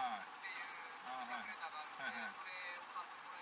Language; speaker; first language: Japanese; native; Japanese